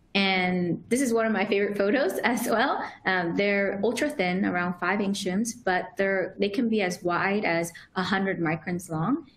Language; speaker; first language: English; native; English